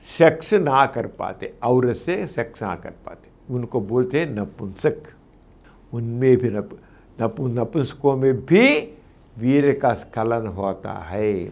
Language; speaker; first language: Hindi; non-native, local second language; Telugu